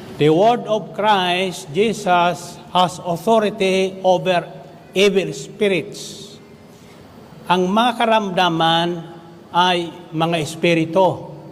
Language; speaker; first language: Filipino; native; Filipino